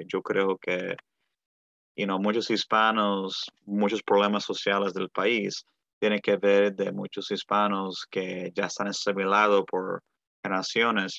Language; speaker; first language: Spanish; early bilingual, heritage; Spanish